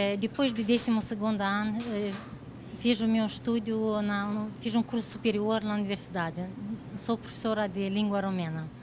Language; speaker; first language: Portuguese; non-native, fluent; Romanian